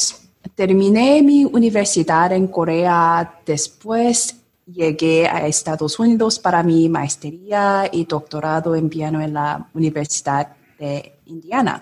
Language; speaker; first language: Spanish; non-native, learner; Korean